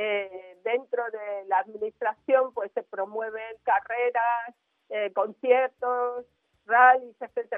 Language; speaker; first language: Spanish; native; Spanish